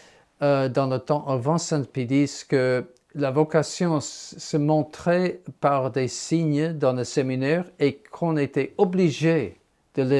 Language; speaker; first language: French; non-native, fluent; English